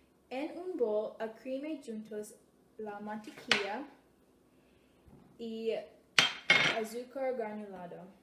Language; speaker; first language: Spanish; non-native, learner; English